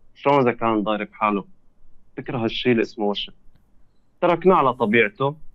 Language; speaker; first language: Arabic; native; Arabic